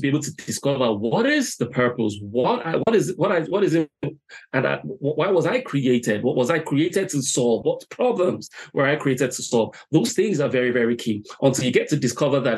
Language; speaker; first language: English; non-native, local second language; Yoruba